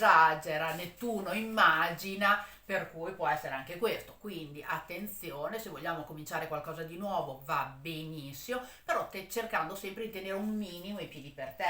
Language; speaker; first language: Italian; native; Italian